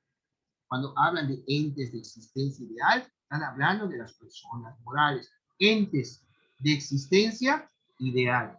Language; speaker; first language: Spanish; native; Spanish